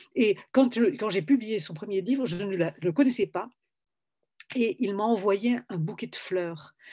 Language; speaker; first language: French; native; French